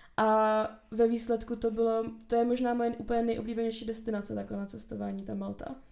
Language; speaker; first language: Czech; native; Czech